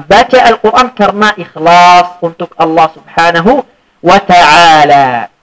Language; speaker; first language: Indonesian; non-native, fluent; Arabic